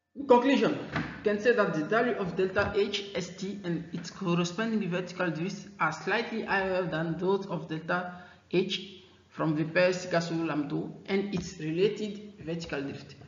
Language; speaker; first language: English; non-native, fluent; French